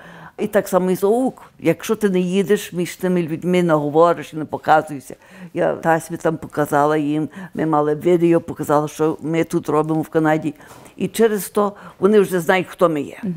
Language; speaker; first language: Ukrainian; early bilingual, heritage; Ukrainian